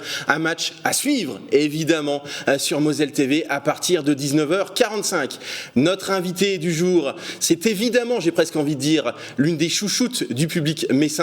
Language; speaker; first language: French; native; French